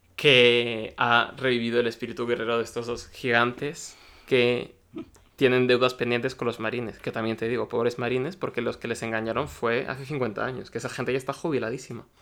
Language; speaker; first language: Spanish; early bilingual, other home language; Russian